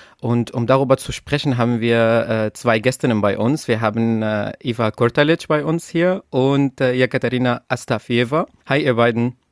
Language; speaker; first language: German; non-native, fluent; Arabic